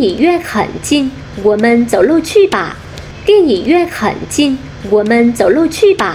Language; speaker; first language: Chinese; non-native, fluent; Vietnamese